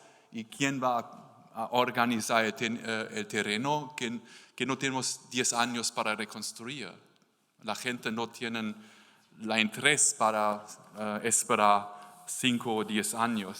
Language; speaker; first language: Spanish; non-native, learner; German